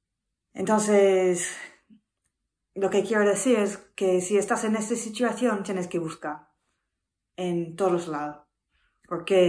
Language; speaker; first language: Spanish; non-native, learner; English